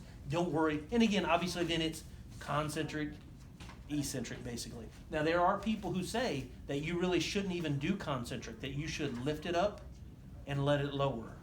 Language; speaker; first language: English; native; English